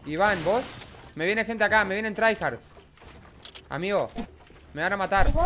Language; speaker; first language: Spanish; native; Spanish